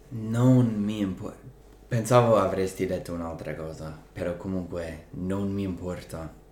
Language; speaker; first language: Italian; non-native, fluent; English